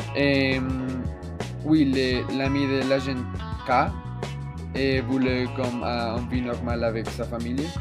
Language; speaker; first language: French; non-native, learner; Spanish